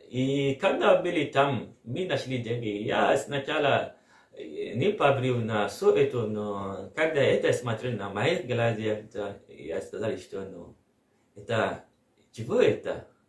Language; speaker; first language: Russian; non-native, learner; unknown